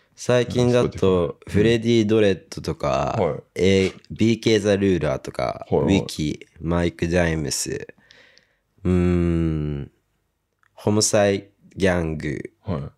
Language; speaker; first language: Japanese; native; Japanese